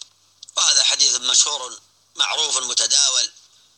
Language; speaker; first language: Arabic; native; Arabic